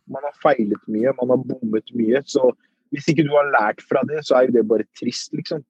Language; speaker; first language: Norwegian; early bilingual, other home language; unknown